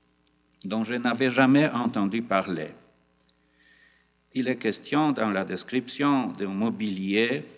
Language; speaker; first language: French; non-native, fluent; Polish